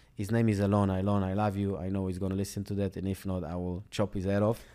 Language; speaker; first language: English; non-native, fluent; Hebrew